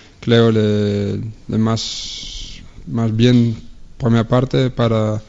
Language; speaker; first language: Spanish; non-native, learner; Danish